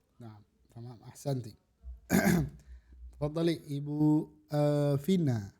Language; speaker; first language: Arabic; non-native, fluent; Indonesian